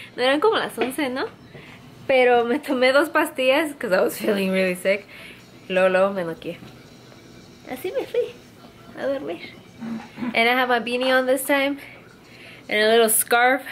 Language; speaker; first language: English; early bilingual, other home language; Spanish